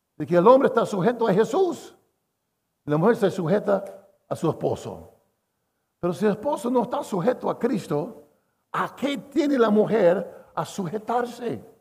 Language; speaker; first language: Spanish; non-native, fluent; English